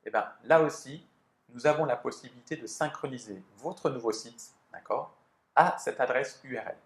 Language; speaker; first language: French; native; French